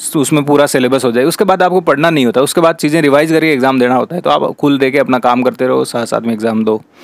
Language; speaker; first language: Hindi; native; Hindi